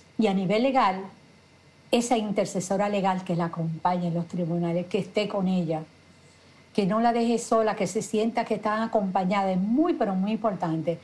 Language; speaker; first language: Spanish; native; Spanish